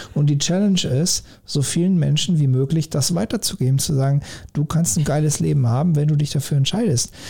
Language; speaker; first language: German; native; German